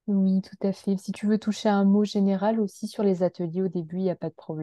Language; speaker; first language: French; native; French